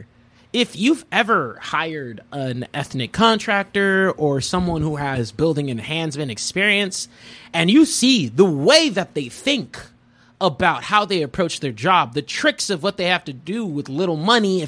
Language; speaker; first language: English; native; English